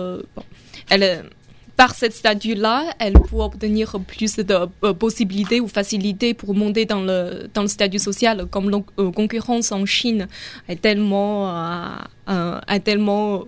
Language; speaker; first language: French; non-native, fluent; Chinese